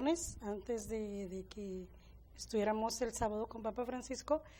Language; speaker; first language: Spanish; native; Spanish